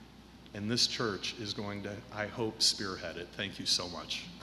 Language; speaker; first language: English; native; English